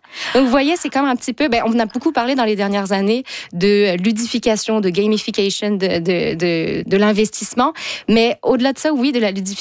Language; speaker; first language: French; native; French